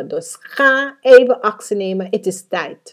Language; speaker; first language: Dutch; non-native, fluent; English